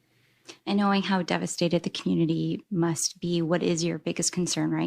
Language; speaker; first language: English; native; English